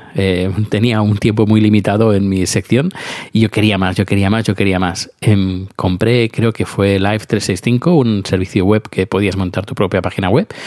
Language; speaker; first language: Spanish; native; Spanish